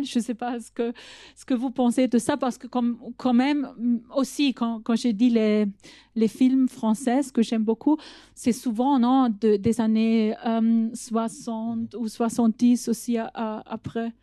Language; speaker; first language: French; non-native, fluent; German